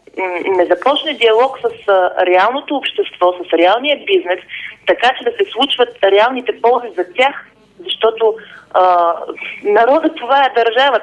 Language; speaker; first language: Bulgarian; native; Bulgarian